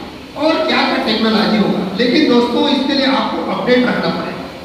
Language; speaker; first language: Hindi; native; Hindi